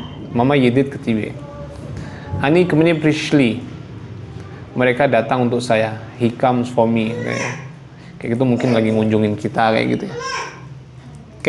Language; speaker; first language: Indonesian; non-native, local second language; Javanese